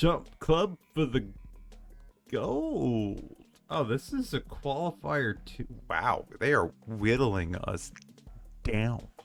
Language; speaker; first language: English; native; English